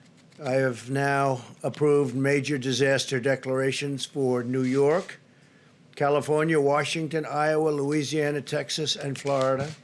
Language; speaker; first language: English; native; English